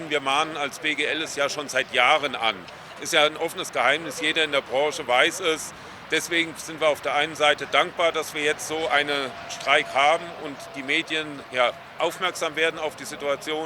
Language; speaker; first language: German; native; German